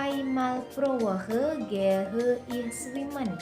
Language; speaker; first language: German; non-native, learner; Indonesian